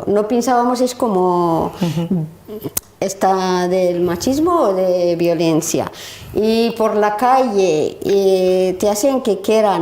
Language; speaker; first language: Spanish; non-native, learner; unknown